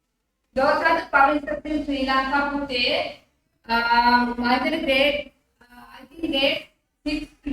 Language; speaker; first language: English; non-native, local second language; Sinhala